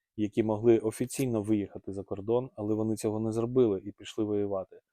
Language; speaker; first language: Ukrainian; non-native, local second language; Russian